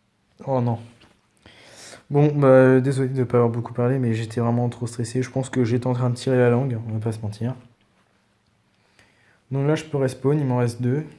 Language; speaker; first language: French; native; French